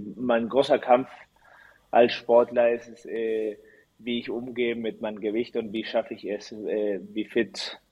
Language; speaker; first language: German; early bilingual, heritage; Spanish